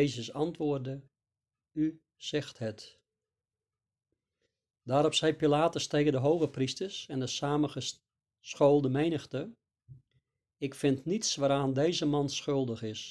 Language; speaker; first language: Dutch; native; Dutch